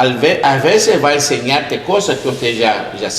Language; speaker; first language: Spanish; non-native, learner; English